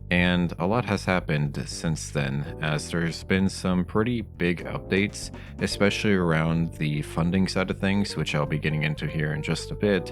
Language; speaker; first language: English; native; English